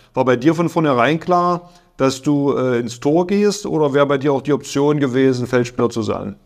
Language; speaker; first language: German; native; German